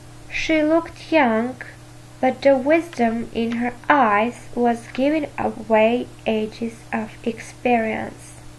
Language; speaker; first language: English; non-native, fluent; Armenian